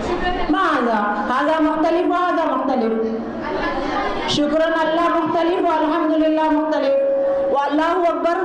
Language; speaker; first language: Arabic; non-native, learner; Urdu